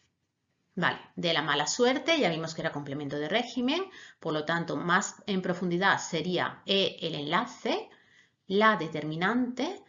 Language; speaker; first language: Spanish; native; Spanish